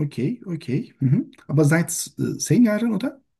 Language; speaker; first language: German; non-native, learner; Turkish